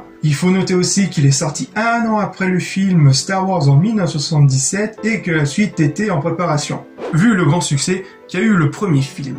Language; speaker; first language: French; native; French